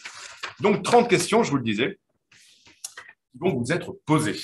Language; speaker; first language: French; native; French